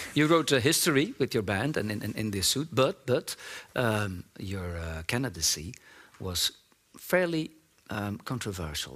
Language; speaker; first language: English; non-native, fluent; Dutch